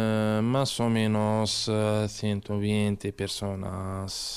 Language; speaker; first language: Spanish; non-native, learner; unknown